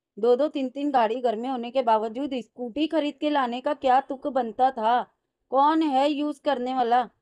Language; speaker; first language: Hindi; native; Hindi